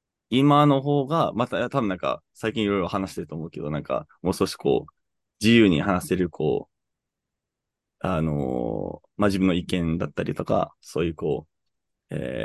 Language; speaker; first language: Japanese; non-native, fluent; English